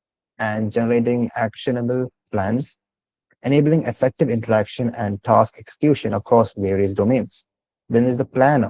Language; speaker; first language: English; non-native, local second language; Malayalam